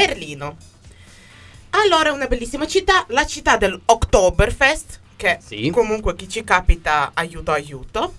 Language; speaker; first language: Italian; native; Italian